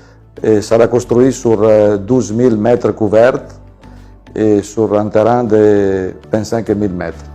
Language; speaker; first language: French; non-native, fluent; Italian